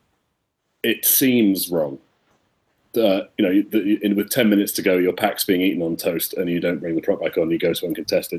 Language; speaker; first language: English; native; English